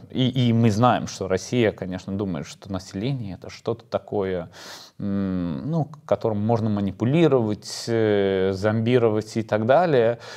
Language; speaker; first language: Russian; non-native, fluent; Lithuanian